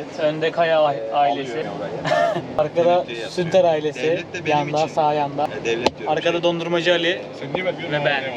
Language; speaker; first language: Turkish; early bilingual, heritage; Turkish